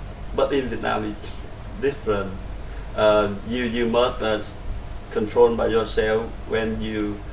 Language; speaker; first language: English; non-native, learner; Vietnamese